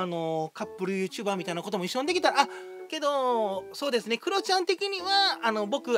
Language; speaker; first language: Japanese; native; Japanese